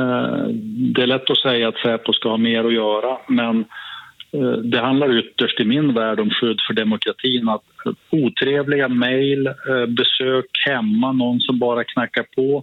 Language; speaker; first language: Swedish; native; Swedish